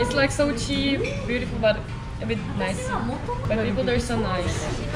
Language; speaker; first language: English; non-native, learner; Ukrainian